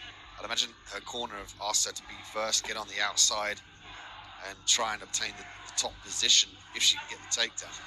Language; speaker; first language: English; native; English